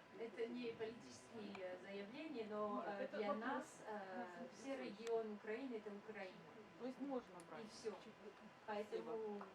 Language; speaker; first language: Russian; non-native, fluent; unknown